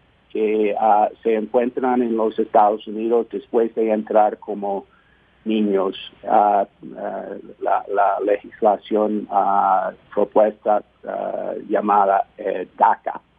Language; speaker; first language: Spanish; non-native, fluent; English